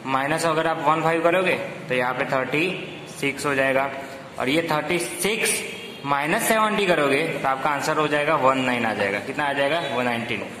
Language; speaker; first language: Hindi; non-native, local second language; Gujarati